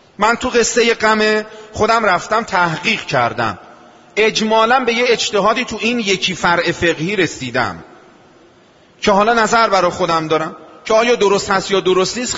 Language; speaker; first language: Persian; non-native, local second language; Azerbaijani